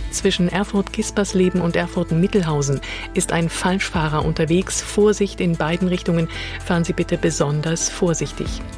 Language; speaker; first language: German; native; German